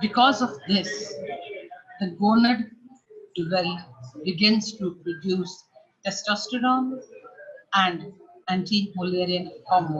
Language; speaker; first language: English; non-native, local second language; Urdu